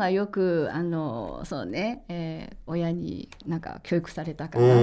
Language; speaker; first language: Japanese; non-native, fluent; Chinese